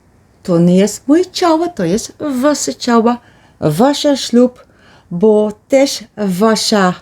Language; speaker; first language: Polish; early bilingual, heritage; Polish